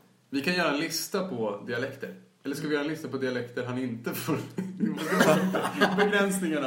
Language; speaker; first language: Swedish; native; Swedish